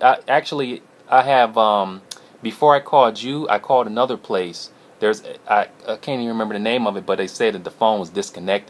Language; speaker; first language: English; native; English